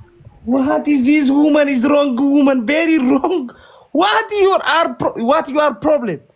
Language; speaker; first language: English; non-native, learner; Oromo